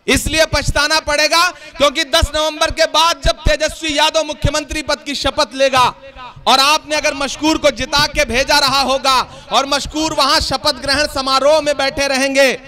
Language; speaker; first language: Hindi; native; Hindi